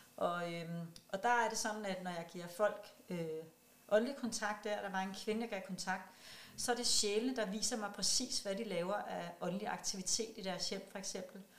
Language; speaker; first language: Danish; non-native, local second language; Kalaallisut